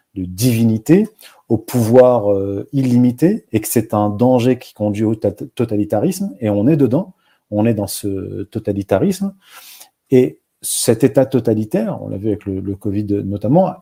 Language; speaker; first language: French; non-native, local second language; Arabic